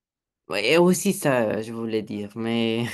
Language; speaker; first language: French; non-native, learner; Romanian